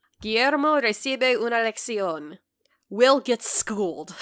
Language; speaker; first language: Spanish; non-native, learner; English